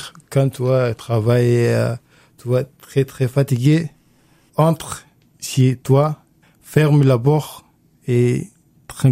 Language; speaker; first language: French; non-native, learner; Arabic